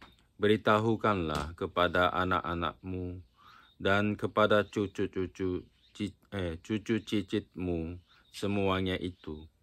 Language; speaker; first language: Indonesian; non-native, fluent; Japanese